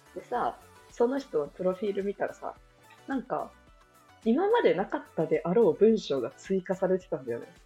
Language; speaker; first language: Japanese; native; Japanese